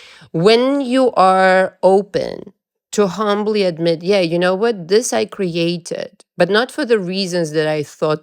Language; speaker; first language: English; non-native, fluent; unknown